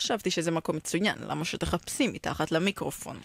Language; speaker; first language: Hebrew; native; Hebrew